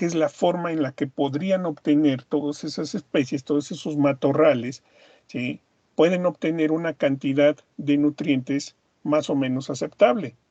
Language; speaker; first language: Spanish; native; Spanish